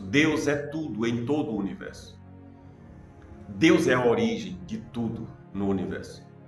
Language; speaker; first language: Portuguese; native; Portuguese